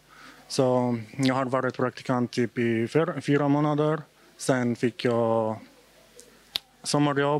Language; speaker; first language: Swedish; non-native, learner; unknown